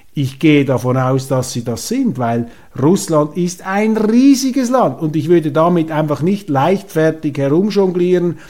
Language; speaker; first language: German; native; German